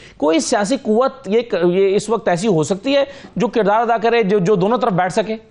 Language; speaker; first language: Urdu; non-native, local second language; Punjabi